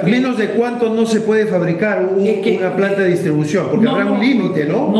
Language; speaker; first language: Spanish; native; Spanish